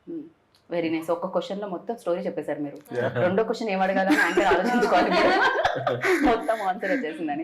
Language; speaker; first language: Telugu; native; Telugu